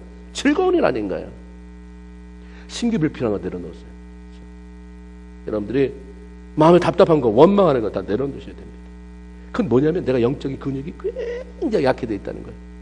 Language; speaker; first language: Korean; native; Korean